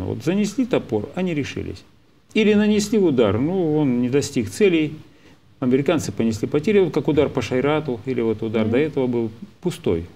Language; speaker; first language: Russian; native; Russian